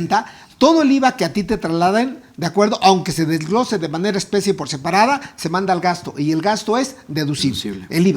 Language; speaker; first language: Spanish; native; Spanish